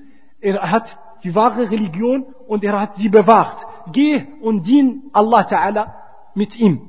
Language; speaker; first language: German; non-native, fluent; Arabic